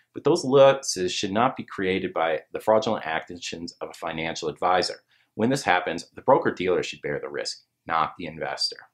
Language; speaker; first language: English; native; English